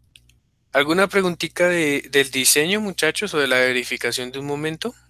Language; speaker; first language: Spanish; native; Spanish